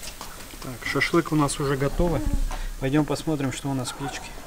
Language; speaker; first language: Russian; native; Russian